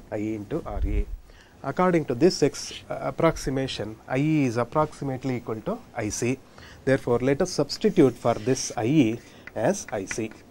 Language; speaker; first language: English; non-native, local second language; Kannada